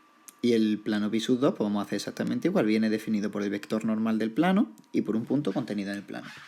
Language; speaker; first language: Spanish; native; Spanish